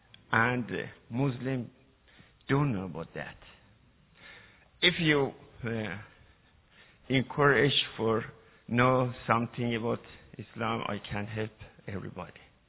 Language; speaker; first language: English; non-native, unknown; Persian